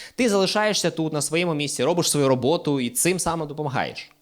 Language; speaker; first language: Ukrainian; native; Ukrainian